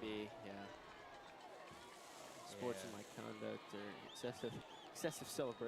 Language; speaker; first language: English; native; English